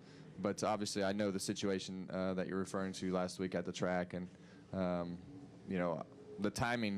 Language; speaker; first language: English; native; English